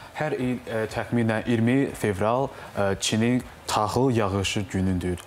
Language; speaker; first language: Azerbaijani; non-native, fluent; Chinese